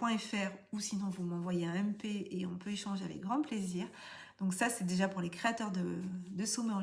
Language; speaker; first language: French; native; French